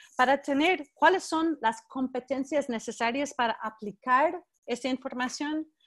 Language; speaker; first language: Spanish; non-native, fluent; English